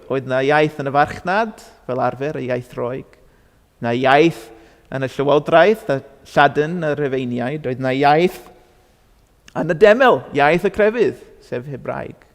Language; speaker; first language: Welsh; non-native, fluent; English